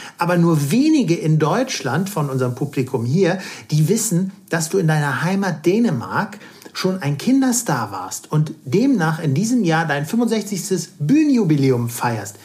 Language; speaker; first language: German; native; German